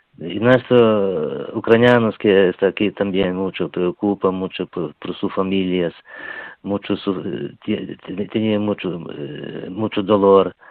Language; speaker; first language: Spanish; non-native, learner; Ukrainian